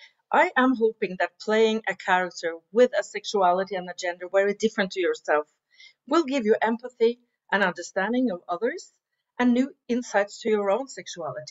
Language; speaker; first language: English; non-native, fluent; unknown